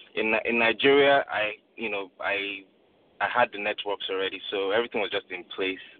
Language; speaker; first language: English; non-native, local second language; Yoruba